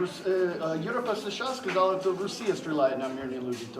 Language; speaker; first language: Russian; non-native, learner; English